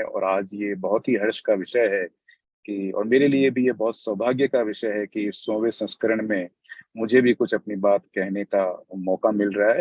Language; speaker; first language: Hindi; native; Hindi